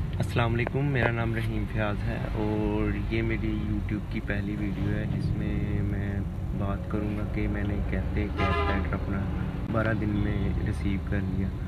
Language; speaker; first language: Urdu; native; Urdu